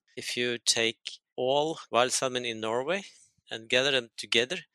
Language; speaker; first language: English; non-native, fluent; Norwegian